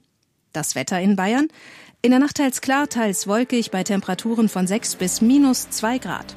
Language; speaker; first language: German; native; German